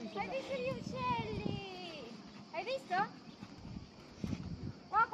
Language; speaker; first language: Italian; non-native, learner; Filipino